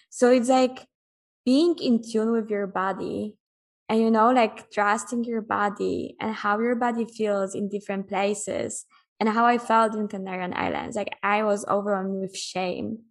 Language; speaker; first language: English; non-native, fluent; Polish